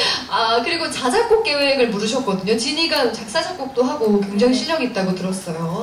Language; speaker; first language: Korean; native; Korean